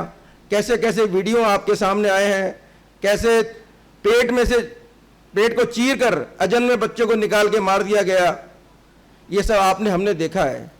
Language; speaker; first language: Hindi; native; Hindi